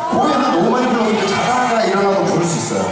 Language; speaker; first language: Chinese; non-native, learner; Korean